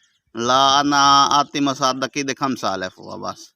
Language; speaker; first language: Arabic; non-native, learner; Urdu